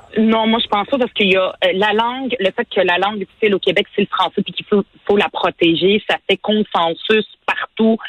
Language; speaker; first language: French; early bilingual, other home language; Arabic